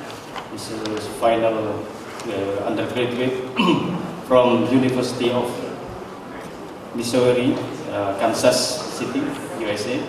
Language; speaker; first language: English; non-native, learner; Indonesian